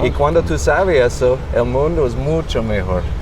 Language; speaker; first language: Spanish; non-native, learner; English